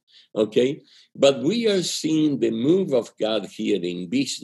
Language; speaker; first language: English; non-native, fluent; Spanish